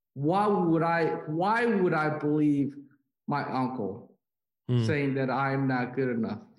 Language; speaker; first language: English; non-native, fluent; Korean